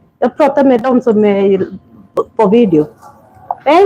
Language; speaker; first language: Swedish; non-native, fluent; Kikuyu